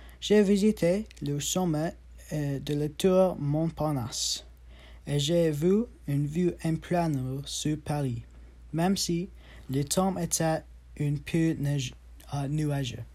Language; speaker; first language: French; non-native, learner; English